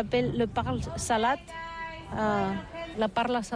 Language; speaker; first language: French; non-native, learner; Catalan